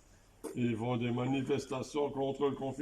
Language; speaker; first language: French; native; French